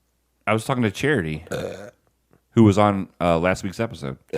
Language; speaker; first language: English; native; English